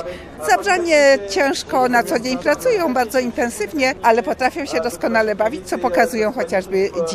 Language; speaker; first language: Polish; native; Polish